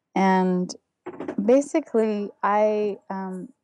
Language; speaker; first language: English; non-native, fluent; German